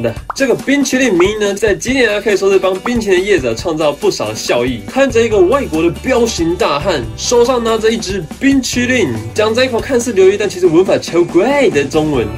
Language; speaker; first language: Chinese; native; Chinese